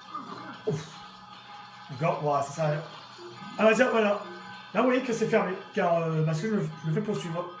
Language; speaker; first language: French; native; French